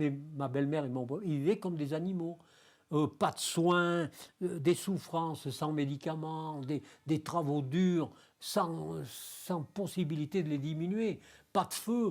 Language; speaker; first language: French; native; French